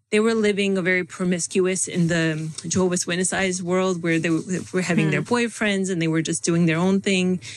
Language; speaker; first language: English; native; English